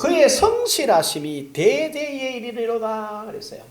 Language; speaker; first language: Korean; native; Korean